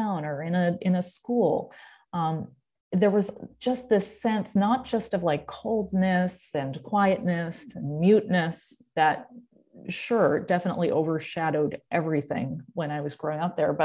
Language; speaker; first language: English; native; English